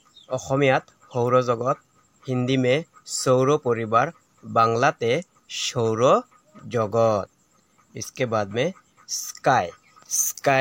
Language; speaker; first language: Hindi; non-native, local second language; Assamese